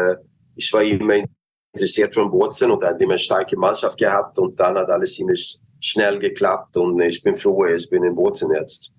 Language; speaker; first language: German; non-native, learner; Swedish